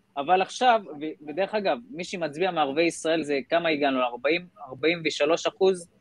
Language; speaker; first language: Hebrew; non-native, local second language; Arabic